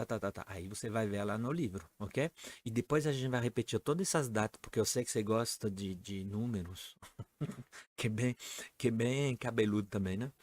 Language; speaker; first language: Portuguese; non-native, fluent; French